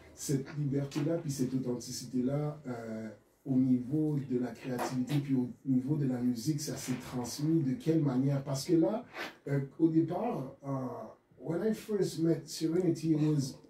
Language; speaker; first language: French; native; French